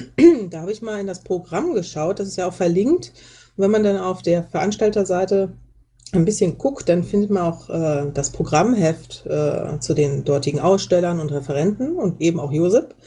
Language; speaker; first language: German; native; German